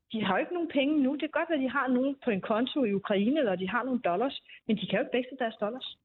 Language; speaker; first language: Danish; native; Danish